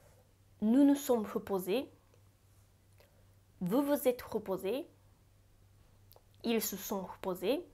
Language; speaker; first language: French; non-native, fluent; Japanese